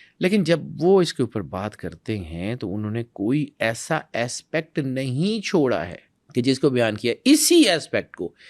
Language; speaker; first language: Urdu; non-native, local second language; Punjabi